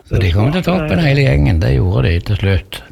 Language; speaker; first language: Norwegian; native; Norwegian